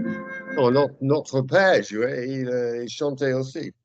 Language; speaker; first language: French; non-native, fluent; English